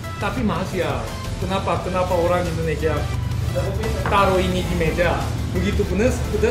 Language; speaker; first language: Indonesian; non-native, learner; Korean